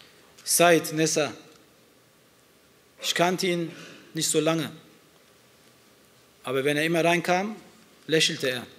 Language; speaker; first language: German; early bilingual, other home language; Turkish